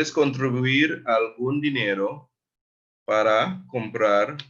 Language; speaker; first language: Spanish; non-native, fluent; English